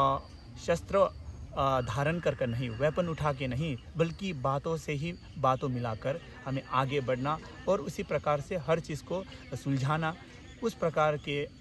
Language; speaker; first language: Hindi; non-native, local second language; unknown